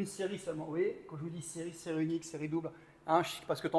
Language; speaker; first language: French; native; French